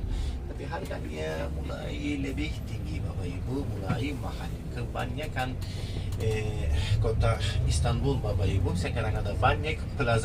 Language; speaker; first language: Indonesian; non-native, fluent; Turkish